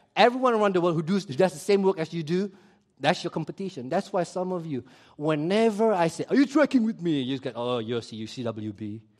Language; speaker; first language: English; early bilingual, other home language; Indonesian